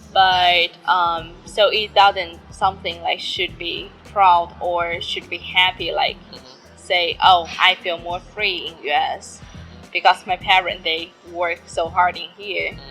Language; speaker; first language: English; non-native, learner; Chinese